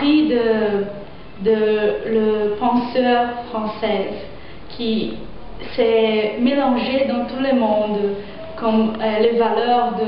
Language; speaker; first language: French; non-native, fluent; Portuguese